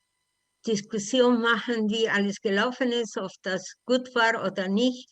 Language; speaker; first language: German; non-native, learner; Spanish